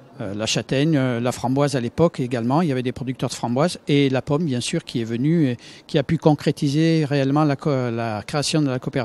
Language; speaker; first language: French; native; French